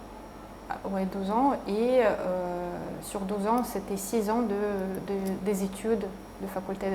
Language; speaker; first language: French; non-native, fluent; Russian